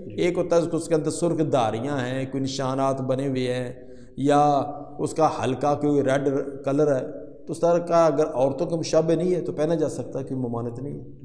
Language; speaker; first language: Urdu; non-native, local second language; Punjabi